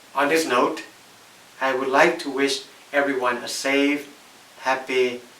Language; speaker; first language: English; non-native, fluent; Thai